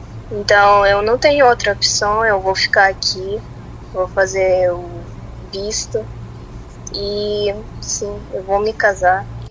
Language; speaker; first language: Portuguese; non-native, fluent; Russian